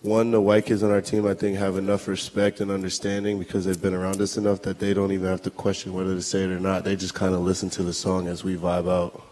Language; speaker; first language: English; native; English